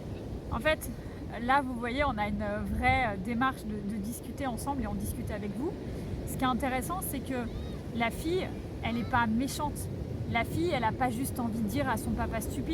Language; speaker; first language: French; native; French